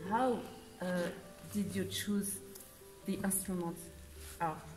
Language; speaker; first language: English; non-native, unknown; French